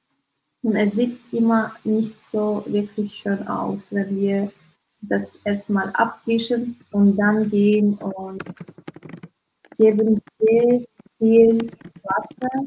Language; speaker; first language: German; non-native, learner; Russian